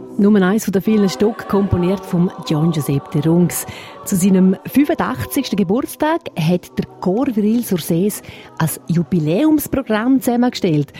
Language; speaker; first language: German; native; German